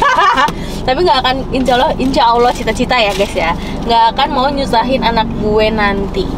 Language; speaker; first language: Indonesian; native; Indonesian